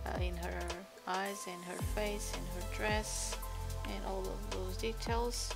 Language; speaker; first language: English; non-native, fluent; Portuguese